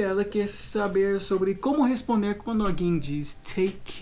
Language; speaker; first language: Portuguese; non-native, fluent; English